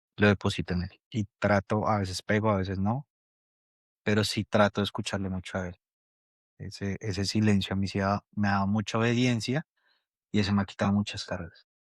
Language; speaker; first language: Spanish; native; Spanish